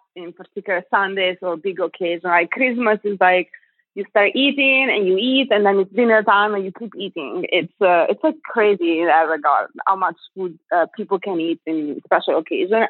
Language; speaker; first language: English; non-native, fluent; Italian